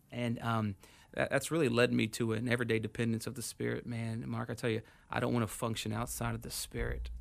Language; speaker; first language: English; native; English